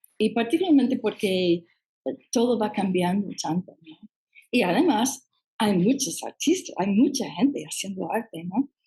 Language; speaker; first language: Spanish; non-native, fluent; English